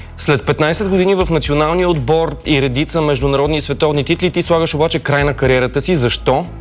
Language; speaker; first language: Bulgarian; native; Bulgarian